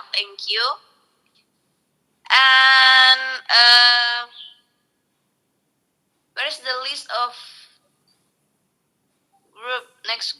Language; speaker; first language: English; non-native, local second language; Indonesian